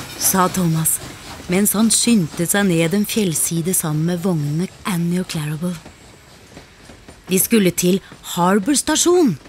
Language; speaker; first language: Norwegian; native; Norwegian